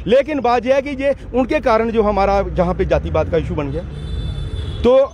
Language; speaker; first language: Hindi; native; Hindi